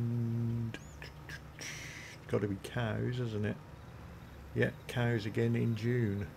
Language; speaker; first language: English; native; English